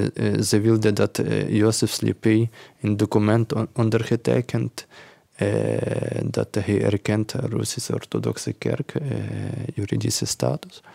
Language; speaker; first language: Dutch; non-native, learner; Ukrainian